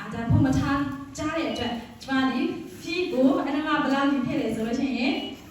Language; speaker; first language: Burmese; non-native, local second language; Hakha Chin